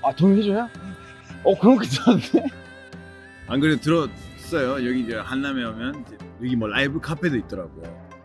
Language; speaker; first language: Korean; non-native, fluent; Spanish